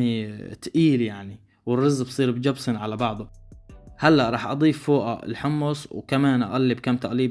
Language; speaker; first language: Arabic; native; Arabic